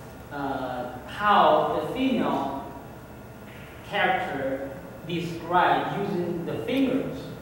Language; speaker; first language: English; non-native, fluent; Chinese